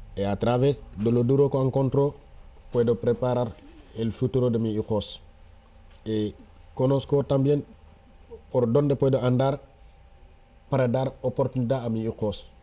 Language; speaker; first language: Spanish; non-native, fluent; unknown